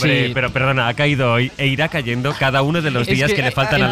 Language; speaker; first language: Spanish; native; Spanish